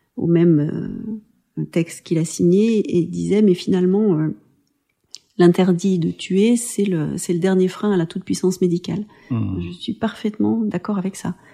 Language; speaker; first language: French; native; French